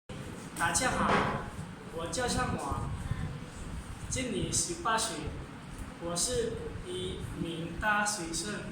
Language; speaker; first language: Chinese; non-native, learner; Lao